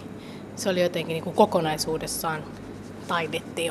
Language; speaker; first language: Finnish; early bilingual, other home language; Somali